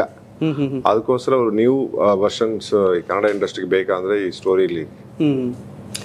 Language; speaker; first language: Kannada; non-native, learner; Tamil